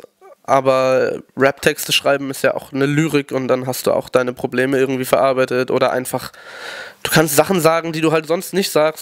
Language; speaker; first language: German; native; German